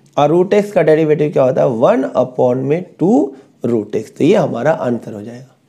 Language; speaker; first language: Hindi; native; Hindi